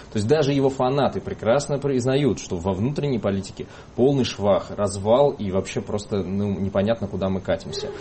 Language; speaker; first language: Russian; native; Russian